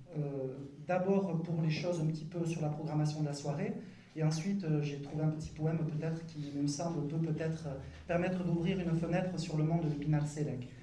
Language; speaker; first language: French; native; French